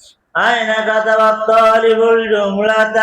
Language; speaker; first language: Arabic; non-native, fluent; Bangla